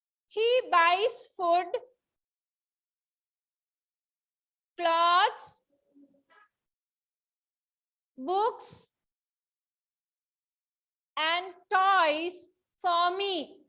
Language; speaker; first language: English; non-native, fluent; Sinhala